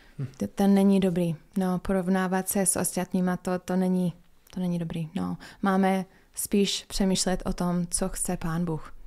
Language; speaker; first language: Czech; non-native, fluent; English